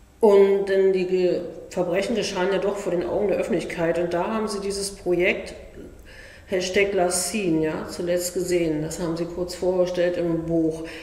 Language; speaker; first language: German; native; German